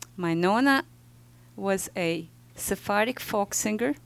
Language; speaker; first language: English; non-native, fluent; Ladino